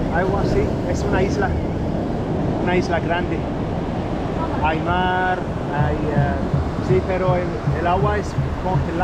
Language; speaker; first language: Spanish; non-native, learner; English